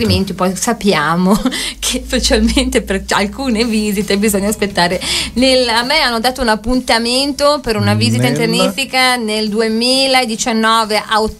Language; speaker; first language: Italian; native; Italian